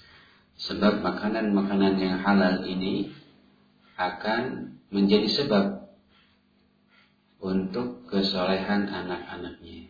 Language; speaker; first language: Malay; non-native, local second language; Sundanese